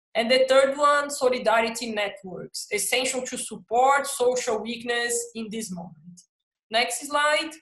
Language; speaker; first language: English; non-native, fluent; Portuguese